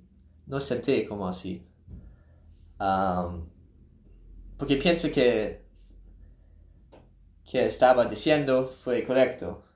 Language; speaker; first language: Spanish; non-native, learner; English